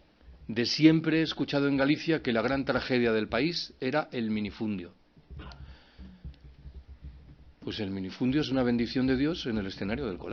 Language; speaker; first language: Spanish; native; Spanish